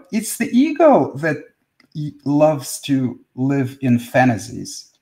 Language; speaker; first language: English; non-native, fluent; Russian